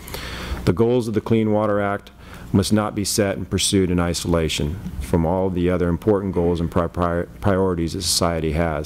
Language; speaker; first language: English; native; English